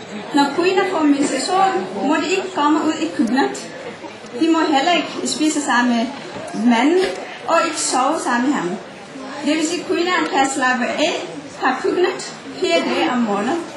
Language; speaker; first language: Danish; non-native, fluent; Nepali